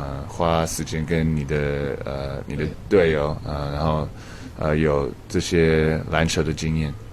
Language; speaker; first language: Chinese; early bilingual, heritage; English